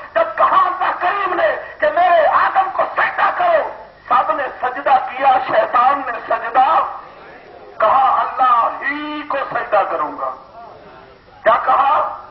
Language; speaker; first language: Urdu; non-native, local second language; Sindhi